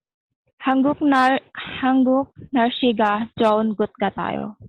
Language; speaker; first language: Korean; non-native, learner; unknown